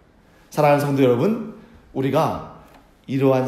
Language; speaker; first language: Korean; native; Korean